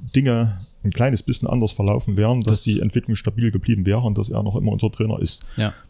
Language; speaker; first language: German; native; German